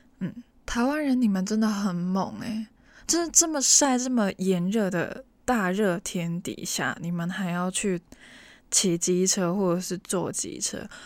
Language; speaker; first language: Chinese; non-native, local second language; Cantonese